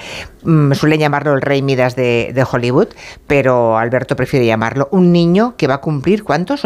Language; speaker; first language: Spanish; native; Spanish